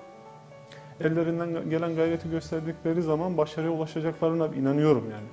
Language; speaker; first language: Turkish; native; Turkish